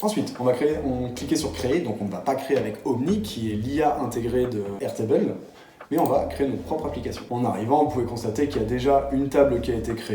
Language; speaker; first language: French; native; French